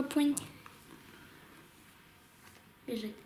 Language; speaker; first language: Russian; non-native, local second language; Lithuanian